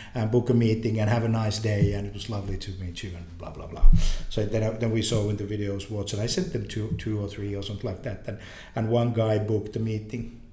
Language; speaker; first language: English; native; English